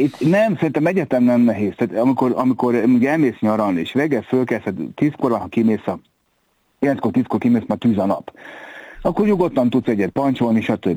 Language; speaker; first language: Hungarian; native; Hungarian